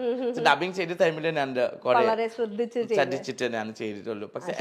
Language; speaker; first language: Malayalam; non-native, fluent; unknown